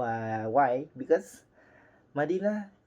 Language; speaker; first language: English; non-native, learner; Indonesian